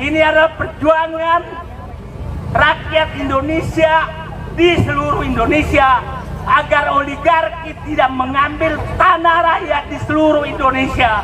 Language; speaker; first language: Indonesian; native; Indonesian